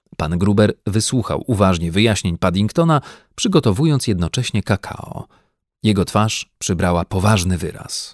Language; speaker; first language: Polish; native; Polish